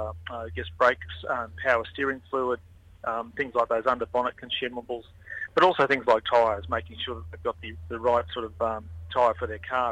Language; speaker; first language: English; native; English